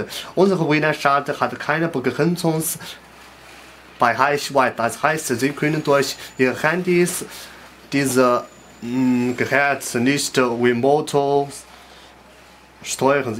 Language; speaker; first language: German; non-native, learner; Chinese